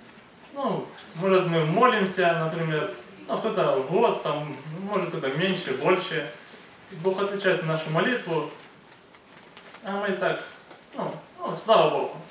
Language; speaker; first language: Ukrainian; non-native, local second language; Russian